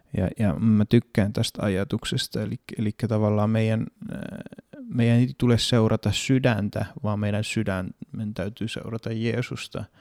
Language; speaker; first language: Finnish; non-native, fluent; Greek